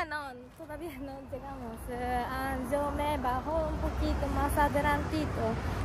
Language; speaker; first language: Spanish; non-native, fluent; Japanese